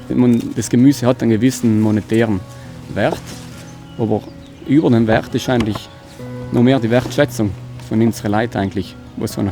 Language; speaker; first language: German; native; German